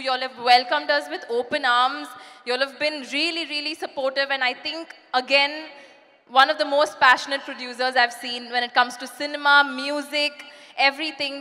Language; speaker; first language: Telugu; non-native, learner; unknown